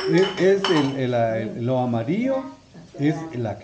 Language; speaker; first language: Spanish; native; Spanish